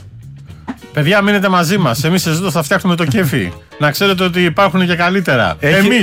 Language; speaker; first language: Greek; native; Greek